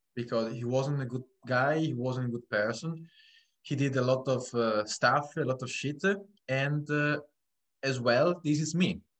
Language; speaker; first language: English; non-native, fluent; Italian